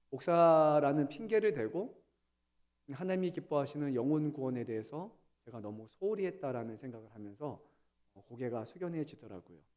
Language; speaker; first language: Korean; early bilingual, heritage; Korean